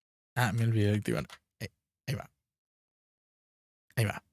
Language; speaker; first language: Spanish; native; Spanish